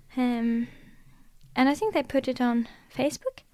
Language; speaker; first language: English; non-native, fluent; Norwegian